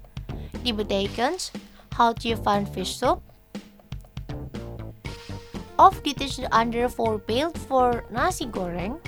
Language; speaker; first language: Dutch; non-native, learner; Indonesian